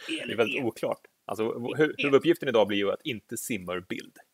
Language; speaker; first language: Swedish; native; Swedish